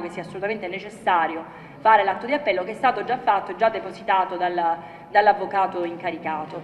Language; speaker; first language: Italian; native; Italian